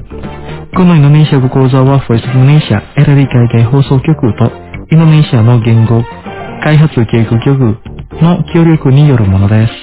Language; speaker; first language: Japanese; non-native, fluent; Indonesian